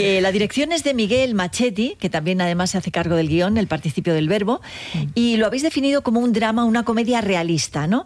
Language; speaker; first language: Spanish; native; Spanish